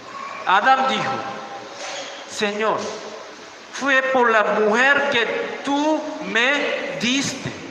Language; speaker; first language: Spanish; non-native, learner; Korean